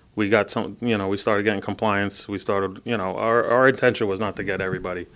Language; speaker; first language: English; early bilingual, other home language; Spanish